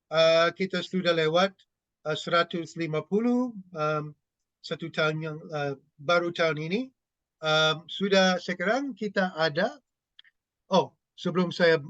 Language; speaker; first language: Indonesian; non-native, fluent; English